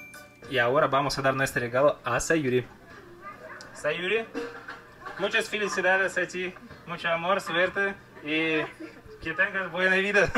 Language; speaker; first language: Spanish; non-native, fluent; Russian